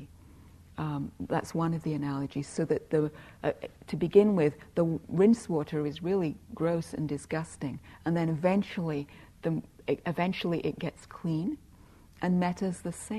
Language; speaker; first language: English; native; English